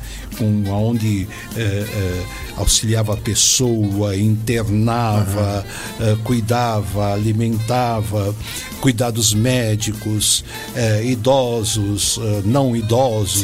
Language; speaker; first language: Portuguese; native; Portuguese